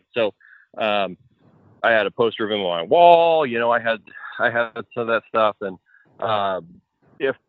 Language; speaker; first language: English; native; English